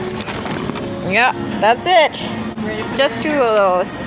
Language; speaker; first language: English; non-native, fluent; Indonesian